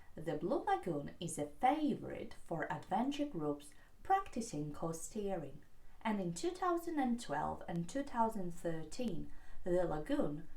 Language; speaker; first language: English; non-native, fluent; Polish